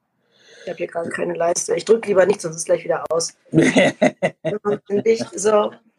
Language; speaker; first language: German; native; German